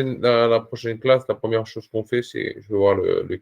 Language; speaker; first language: French; native; French